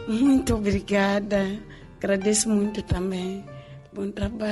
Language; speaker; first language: Portuguese; non-native, local second language; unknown